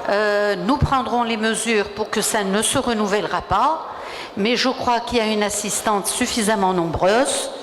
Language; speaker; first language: French; non-native, local second language; Arabic